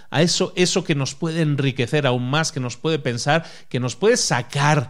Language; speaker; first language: Spanish; native; Spanish